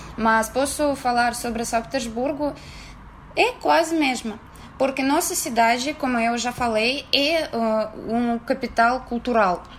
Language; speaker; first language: Portuguese; non-native, fluent; Russian